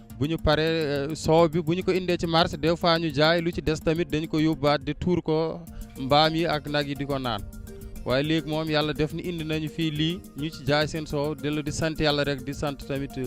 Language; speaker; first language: Wolof; non-native, local second language; Fula